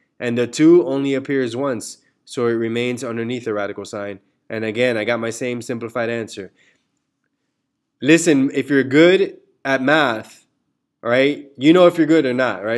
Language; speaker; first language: English; early bilingual, other home language; Spanish